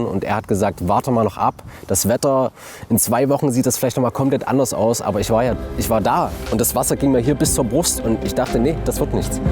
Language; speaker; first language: German; native; German